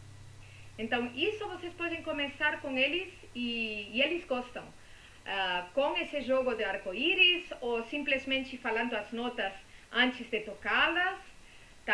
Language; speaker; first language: Portuguese; non-native, fluent; Spanish